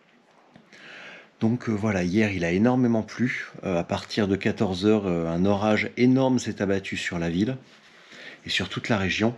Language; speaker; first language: French; native; French